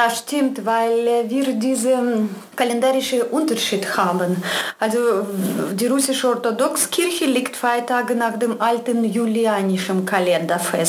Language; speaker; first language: German; non-native, fluent; Russian